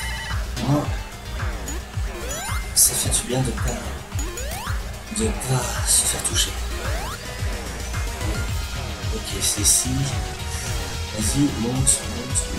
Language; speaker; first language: French; native; French